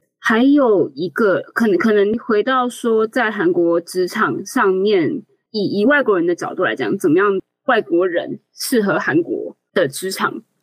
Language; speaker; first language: Chinese; native; Chinese